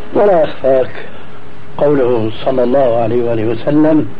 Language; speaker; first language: Arabic; early bilingual, other home language; Albanian